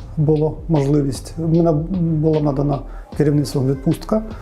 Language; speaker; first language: Ukrainian; non-native, local second language; Russian